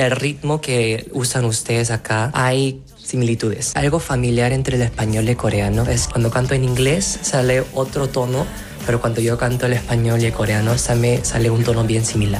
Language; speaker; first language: Spanish; non-native, fluent; Korean